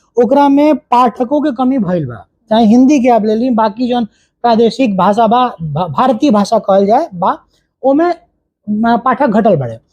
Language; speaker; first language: Bhojpuri; non-native, local second language; Hindi